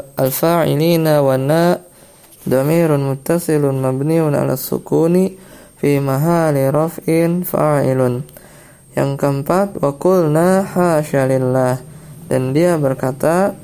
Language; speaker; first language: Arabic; non-native, fluent; Indonesian